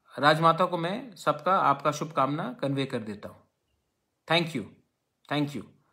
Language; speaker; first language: Hindi; non-native, local second language; Kok Borok